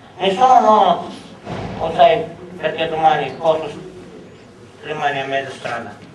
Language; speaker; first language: Italian; non-native, learner; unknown